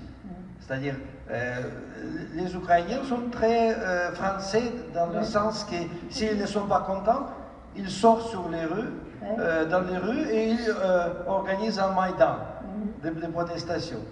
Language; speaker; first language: French; non-native, fluent; Russian